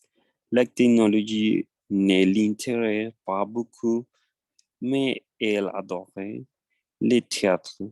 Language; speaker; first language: French; non-native, learner; Spanish